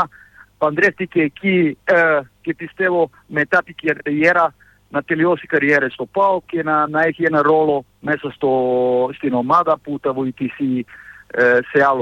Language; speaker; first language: Greek; non-native, fluent; Serbian